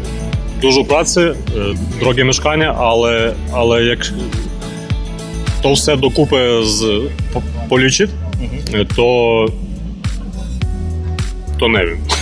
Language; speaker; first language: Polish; non-native, learner; Ukrainian